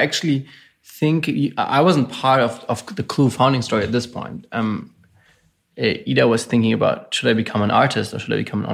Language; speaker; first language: English; non-native, fluent; German